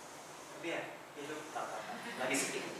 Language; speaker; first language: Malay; non-native, local second language; Chinese